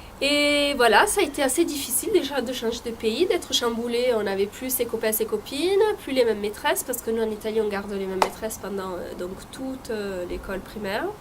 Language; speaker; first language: French; early bilingual, other home language; Italian